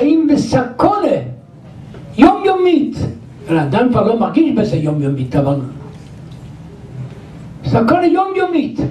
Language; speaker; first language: Hebrew; non-native, local second language; Yiddish